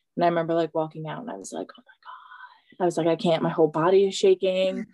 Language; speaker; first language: English; native; English